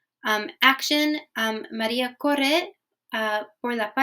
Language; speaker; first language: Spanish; non-native, fluent; English